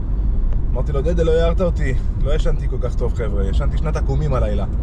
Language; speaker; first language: Hebrew; native; Hebrew